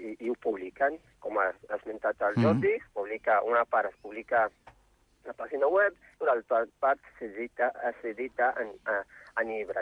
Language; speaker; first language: Catalan; non-native, fluent; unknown